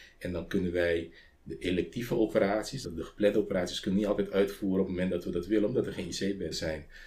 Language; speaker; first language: Dutch; non-native, local second language; Papiamento